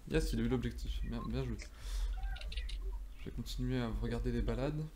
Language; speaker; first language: French; native; French